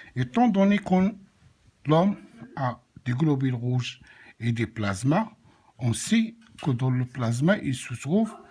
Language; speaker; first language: French; non-native, local second language; Arabic